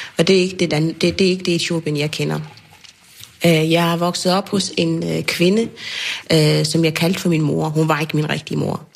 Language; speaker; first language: Danish; early bilingual, other home language; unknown